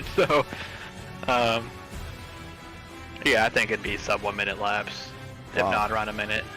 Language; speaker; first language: English; native; English